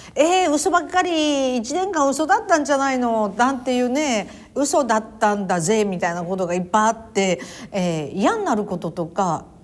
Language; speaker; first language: Japanese; native; Japanese